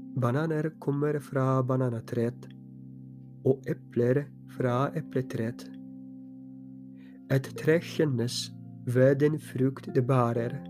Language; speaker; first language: Norwegian; non-native, fluent; Polish